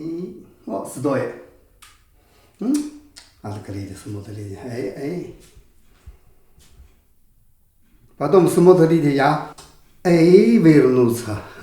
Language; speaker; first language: Russian; non-native, learner; Chinese